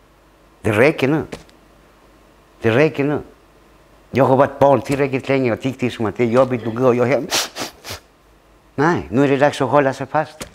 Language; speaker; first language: Swedish; early bilingual, other home language; Spanish